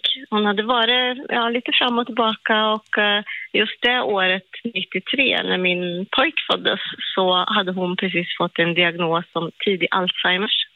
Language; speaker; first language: Swedish; native; Swedish